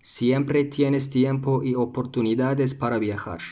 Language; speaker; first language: Spanish; non-native, learner; Turkish